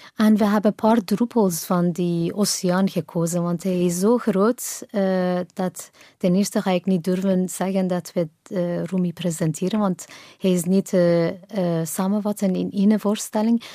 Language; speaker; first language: Dutch; non-native, fluent; Persian